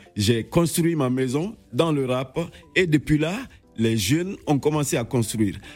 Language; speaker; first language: French; non-native, local second language; Bambara